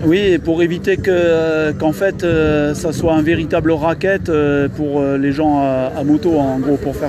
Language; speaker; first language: French; native; French